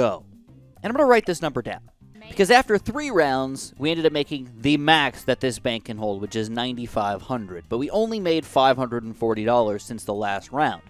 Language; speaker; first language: English; native; English